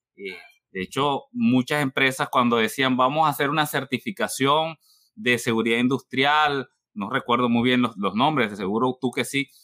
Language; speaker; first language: Spanish; native; Spanish